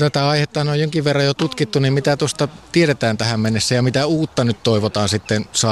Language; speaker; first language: Finnish; native; Finnish